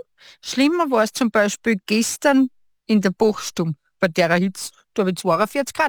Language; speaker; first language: German; native; German